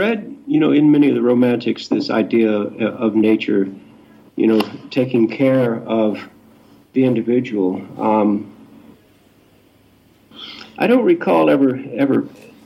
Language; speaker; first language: English; native; English